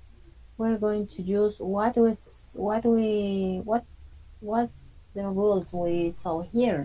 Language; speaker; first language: English; non-native, fluent; Spanish